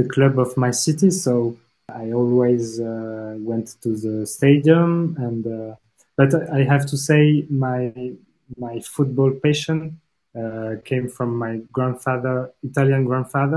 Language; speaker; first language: English; non-native, fluent; French